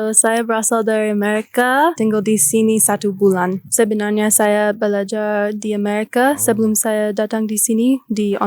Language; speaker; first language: Indonesian; non-native, learner; English